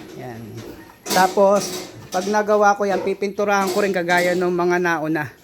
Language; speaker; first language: Filipino; non-native, local second language; Cebuano